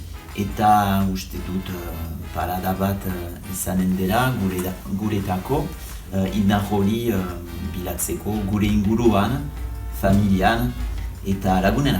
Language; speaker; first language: Basque; non-native, learner; French